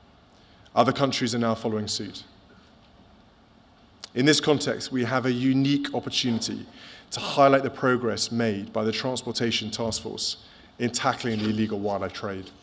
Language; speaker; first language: English; native; English